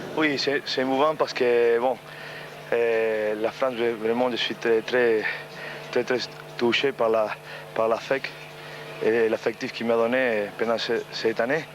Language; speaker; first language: French; non-native, fluent; Spanish